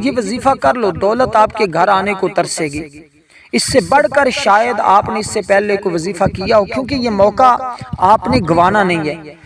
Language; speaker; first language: Urdu; non-native, local second language; Punjabi